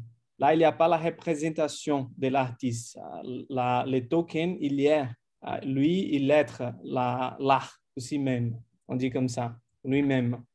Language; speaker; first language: French; non-native, fluent; Portuguese